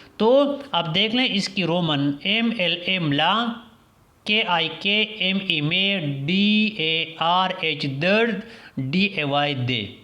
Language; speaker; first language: Urdu; non-native, local second language; Pashto